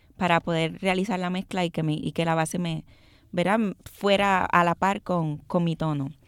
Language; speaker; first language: Spanish; native; Spanish